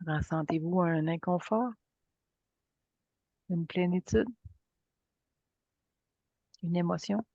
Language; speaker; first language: French; native; French